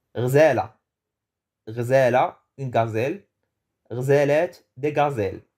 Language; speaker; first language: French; early bilingual, other home language; Arabic